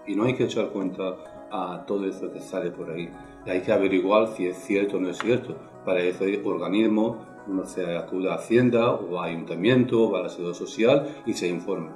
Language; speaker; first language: Spanish; non-native, fluent; Persian